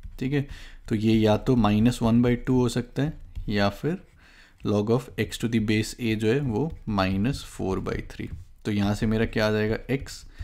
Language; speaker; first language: Hindi; native; Hindi